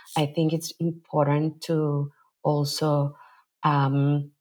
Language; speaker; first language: English; non-native, fluent; Spanish